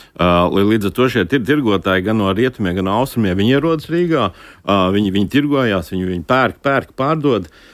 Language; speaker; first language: Latvian; native; Latvian